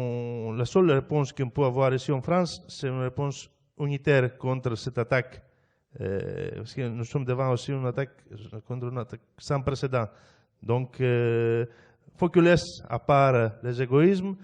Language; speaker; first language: French; non-native, fluent; Greek